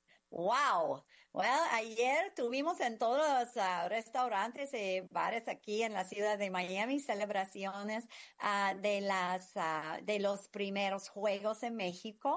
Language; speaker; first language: Spanish; non-native, fluent; English